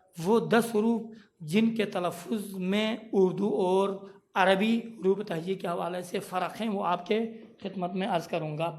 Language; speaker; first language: Urdu; non-native, local second language; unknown